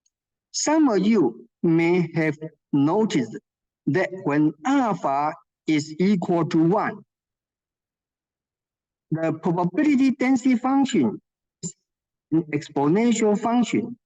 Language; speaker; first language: English; non-native, fluent; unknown